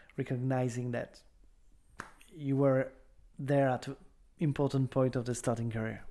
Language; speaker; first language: English; non-native, fluent; French